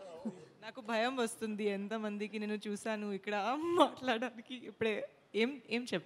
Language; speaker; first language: Telugu; non-native, learner; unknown